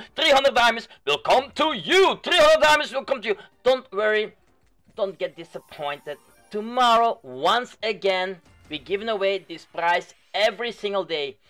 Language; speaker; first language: English; non-native, fluent; Dutch